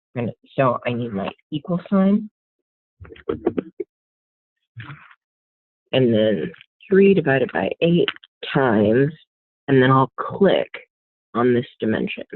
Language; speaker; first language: English; native; English